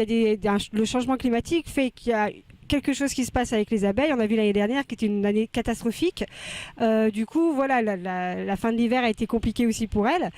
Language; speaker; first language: French; native; French